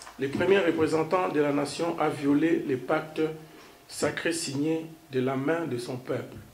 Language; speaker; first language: French; non-native, local second language; Kongo